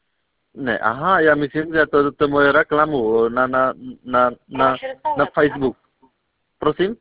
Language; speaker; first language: Czech; non-native, learner; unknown